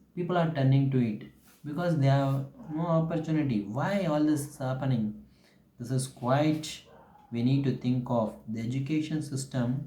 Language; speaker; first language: English; non-native, local second language; Kannada